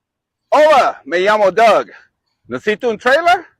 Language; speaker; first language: Spanish; non-native, learner; English